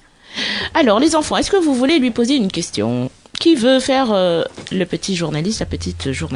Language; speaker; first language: French; native; French